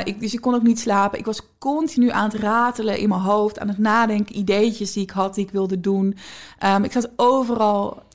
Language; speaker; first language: Dutch; native; Dutch